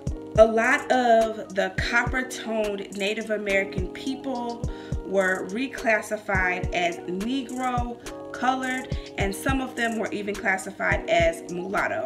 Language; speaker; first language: English; native; English